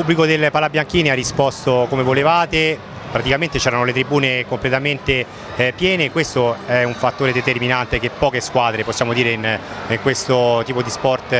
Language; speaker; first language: Italian; native; Italian